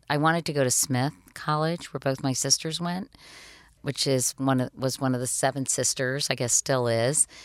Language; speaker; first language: English; native; English